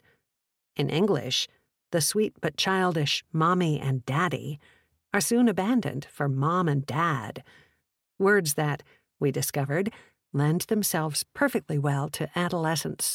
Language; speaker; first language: English; early bilingual, other home language; Czech